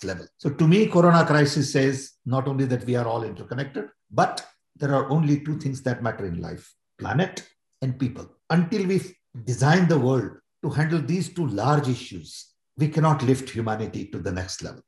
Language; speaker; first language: English; non-native, local second language; Gujarati